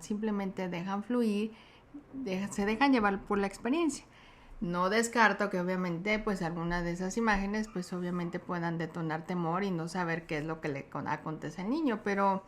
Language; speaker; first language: Spanish; native; Spanish